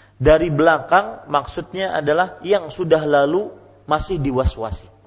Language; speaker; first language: Indonesian; non-native, local second language; Banjar